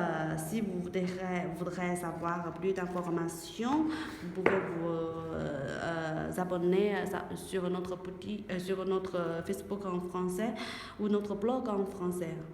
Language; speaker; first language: French; non-native, learner; Chinese